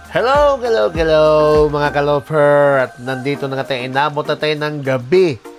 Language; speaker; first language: Filipino; non-native, local second language; Cebuano